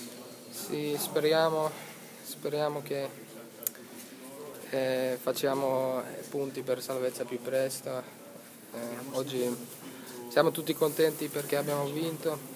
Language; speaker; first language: Italian; non-native, fluent; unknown